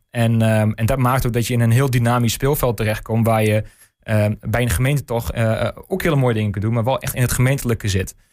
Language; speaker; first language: Dutch; native; Dutch